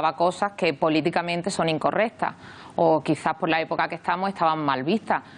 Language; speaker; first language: Spanish; native; Spanish